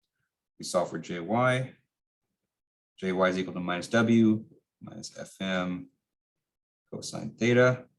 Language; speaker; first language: English; native; English